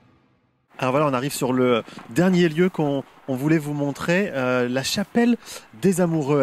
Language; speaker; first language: French; native; French